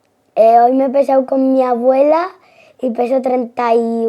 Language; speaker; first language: Spanish; native; Spanish